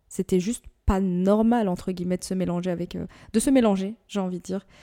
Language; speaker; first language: French; native; French